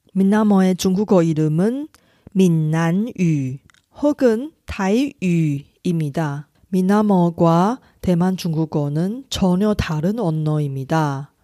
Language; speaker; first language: Korean; non-native, fluent; Chinese